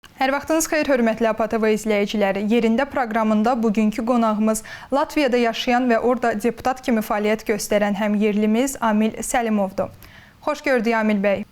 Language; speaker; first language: Azerbaijani; native; Azerbaijani